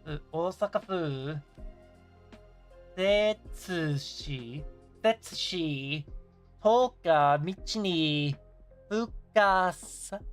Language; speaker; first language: Japanese; non-native, learner; English